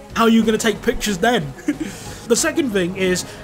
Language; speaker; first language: English; native; English